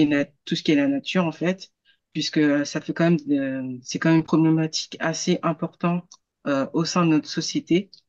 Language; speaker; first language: French; native; French